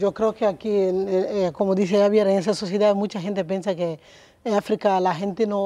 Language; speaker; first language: Spanish; non-native, learner; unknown